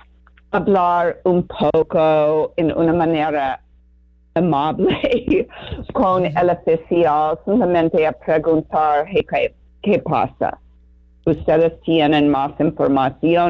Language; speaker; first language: Spanish; non-native, learner; English